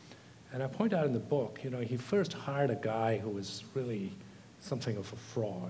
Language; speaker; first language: English; non-native, local second language; Tamil